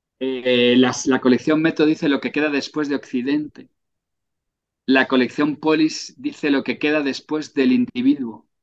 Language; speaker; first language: Spanish; native; Spanish